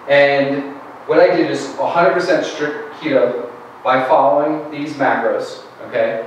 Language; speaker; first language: English; native; English